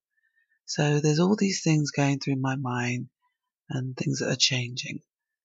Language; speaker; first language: English; native; English